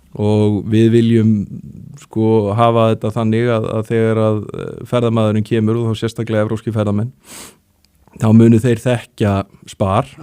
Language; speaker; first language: Icelandic; native; Icelandic